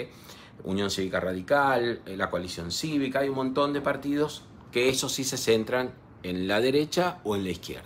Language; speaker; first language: Spanish; native; Spanish